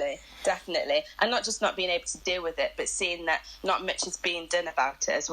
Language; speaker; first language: English; native; English